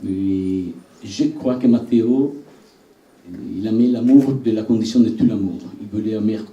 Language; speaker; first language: French; non-native, learner; Italian